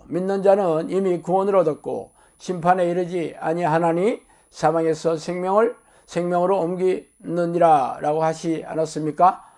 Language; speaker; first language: Korean; native; Korean